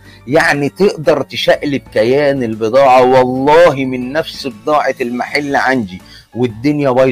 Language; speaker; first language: Arabic; native; Arabic